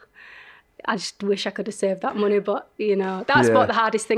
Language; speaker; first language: English; native; English